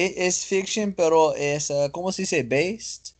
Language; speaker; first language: Spanish; non-native, learner; English